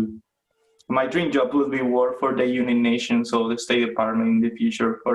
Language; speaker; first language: English; non-native, fluent; Spanish